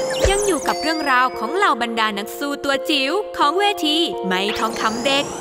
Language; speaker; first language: Thai; native; Thai